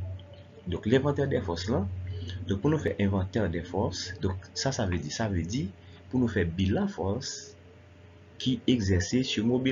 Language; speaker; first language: French; non-native, local second language; Haitian Creole